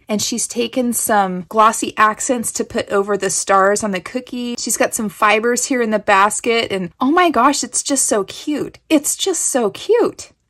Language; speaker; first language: English; native; English